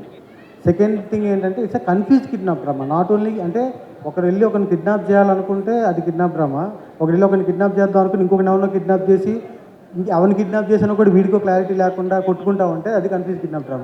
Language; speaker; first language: Telugu; native; Telugu